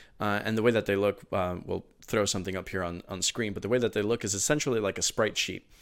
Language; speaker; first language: English; early bilingual, other home language; Spanish